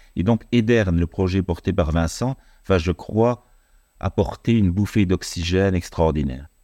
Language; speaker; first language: French; native; French